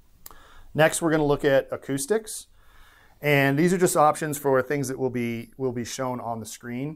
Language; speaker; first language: English; native; English